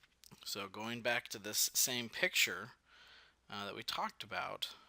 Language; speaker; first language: English; native; English